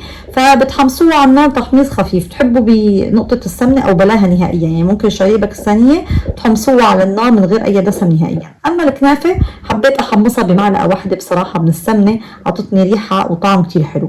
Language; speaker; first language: Arabic; native; Arabic